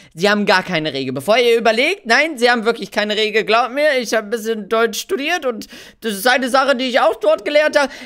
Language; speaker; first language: German; early bilingual, other home language; Hungarian